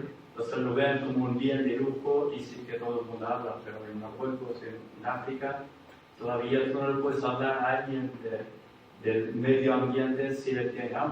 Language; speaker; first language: Spanish; non-native, fluent; Arabic